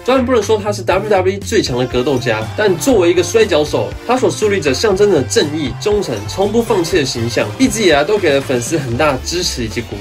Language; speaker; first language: Chinese; native; Chinese